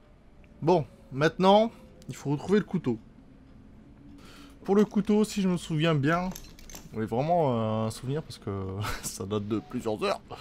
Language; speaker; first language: French; native; French